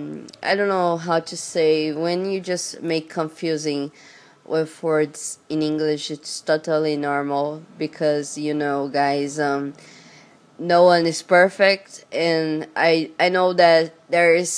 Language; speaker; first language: English; non-native, learner; Portuguese